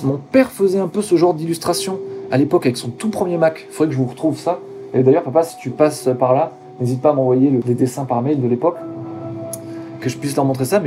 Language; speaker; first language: French; native; French